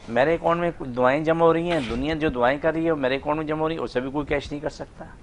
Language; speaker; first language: Urdu; non-native, local second language; Pashto